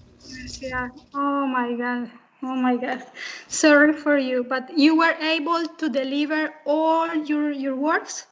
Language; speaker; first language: English; non-native, fluent; Spanish